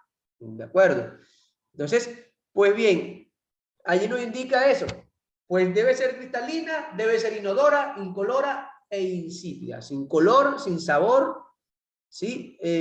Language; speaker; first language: Spanish; native; Spanish